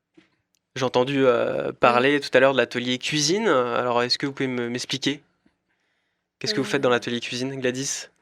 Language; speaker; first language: French; native; French